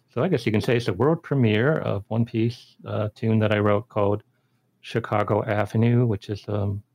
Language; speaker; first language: English; native; English